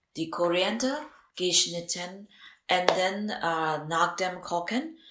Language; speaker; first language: German; non-native, fluent; Burmese